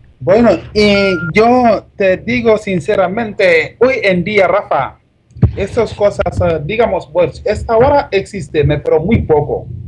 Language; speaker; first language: Spanish; non-native, learner; Wolof